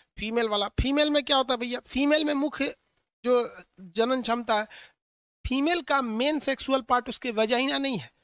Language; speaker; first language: Hindi; native; Hindi